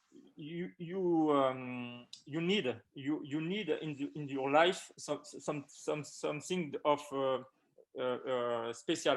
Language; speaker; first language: English; non-native, learner; French